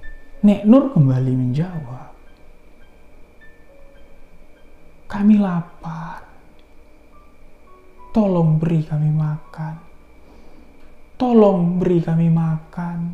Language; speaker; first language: Indonesian; native; Indonesian